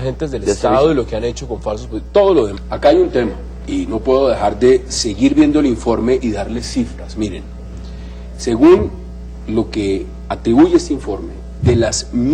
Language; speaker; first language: Spanish; native; Spanish